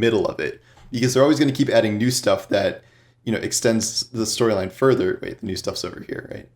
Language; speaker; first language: English; native; English